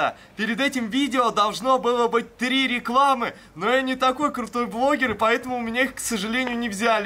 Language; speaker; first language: Russian; native; Russian